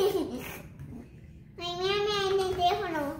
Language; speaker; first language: Spanish; early bilingual, heritage; English